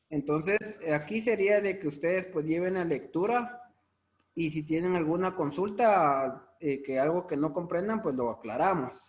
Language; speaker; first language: Spanish; native; Spanish